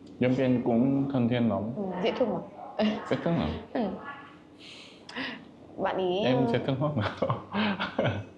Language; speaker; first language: Vietnamese; non-native, fluent; Korean